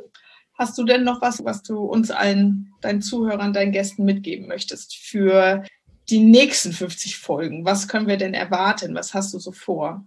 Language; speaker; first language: German; native; German